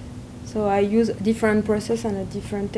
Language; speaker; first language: English; non-native, learner; French